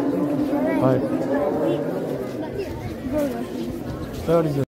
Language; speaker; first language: English; non-native, learner; Korean